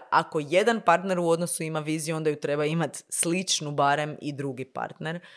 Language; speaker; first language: Croatian; native; Croatian